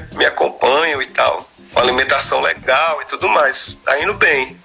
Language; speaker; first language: Portuguese; native; Portuguese